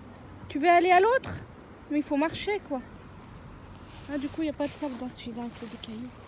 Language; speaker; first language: French; native; French